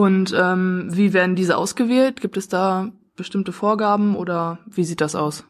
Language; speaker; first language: German; native; German